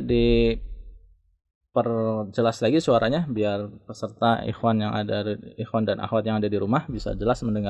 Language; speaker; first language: Indonesian; native; Indonesian